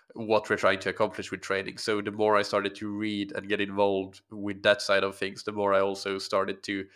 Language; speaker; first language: English; non-native, fluent; Swedish